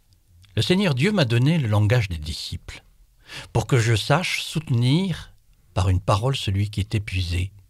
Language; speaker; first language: French; native; French